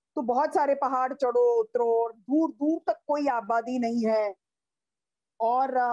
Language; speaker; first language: Hindi; native; Hindi